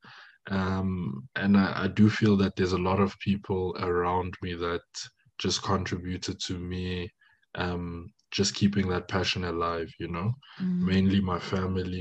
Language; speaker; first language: English; non-native, local second language; French